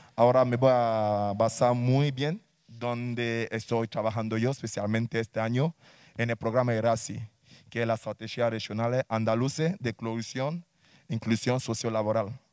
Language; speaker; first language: Spanish; non-native, fluent; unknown